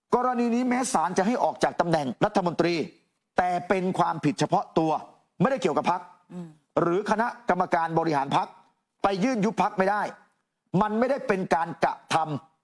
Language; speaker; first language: Thai; native; Thai